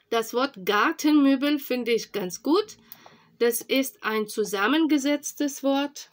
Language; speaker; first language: German; non-native, fluent; Russian